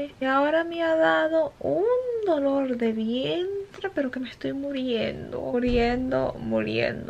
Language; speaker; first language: Spanish; native; Spanish